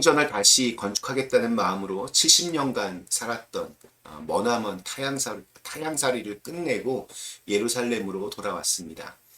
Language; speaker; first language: Korean; native; Korean